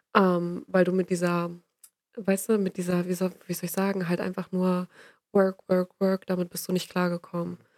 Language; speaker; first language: German; native; German